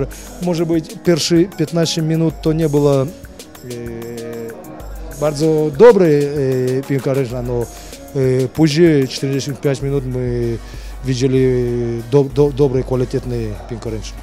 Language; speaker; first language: Polish; non-native, learner; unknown